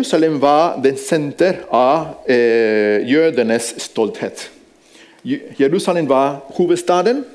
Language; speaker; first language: Norwegian; non-native, fluent; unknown